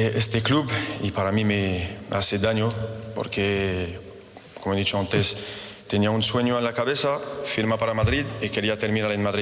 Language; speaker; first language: Spanish; non-native, fluent; French